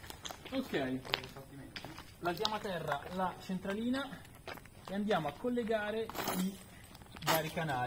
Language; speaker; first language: Italian; native; Italian